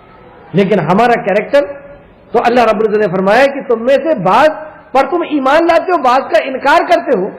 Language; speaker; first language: Urdu; native; Urdu